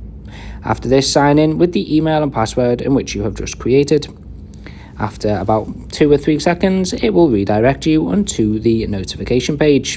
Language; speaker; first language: English; native; English